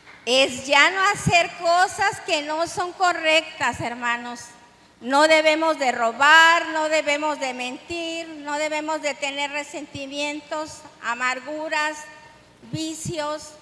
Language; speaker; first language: Spanish; native; Spanish